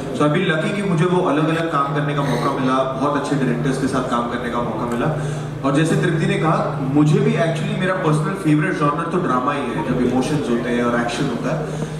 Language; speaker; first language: Hindi; native; Hindi